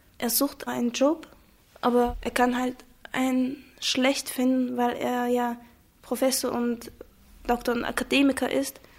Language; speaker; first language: German; non-native, fluent; Chechen